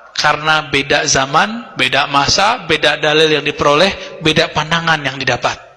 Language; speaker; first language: Indonesian; native; Indonesian